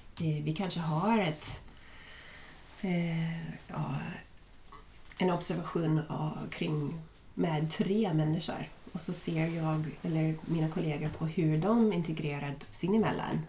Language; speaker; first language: Swedish; non-native, fluent; English